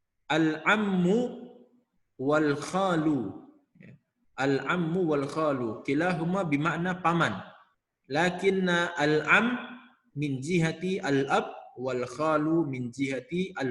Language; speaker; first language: Arabic; non-native, fluent; Indonesian